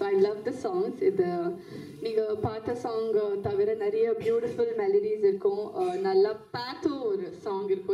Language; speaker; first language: Tamil; non-native, fluent; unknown